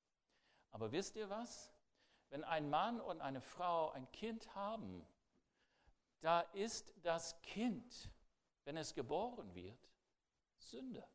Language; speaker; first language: German; non-native, fluent; English